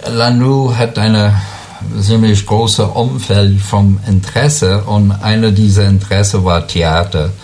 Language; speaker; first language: German; non-native, learner; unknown